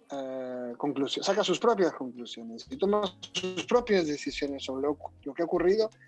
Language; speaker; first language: Spanish; native; Spanish